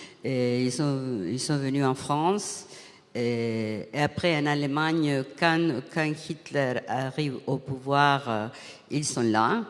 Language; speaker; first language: French; non-native, fluent; Spanish